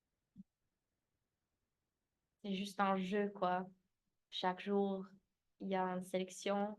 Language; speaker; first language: French; early bilingual, heritage; English